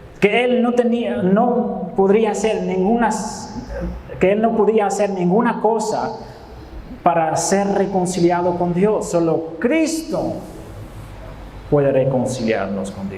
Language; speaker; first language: Spanish; non-native, fluent; Dutch